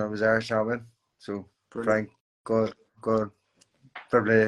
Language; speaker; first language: English; native; English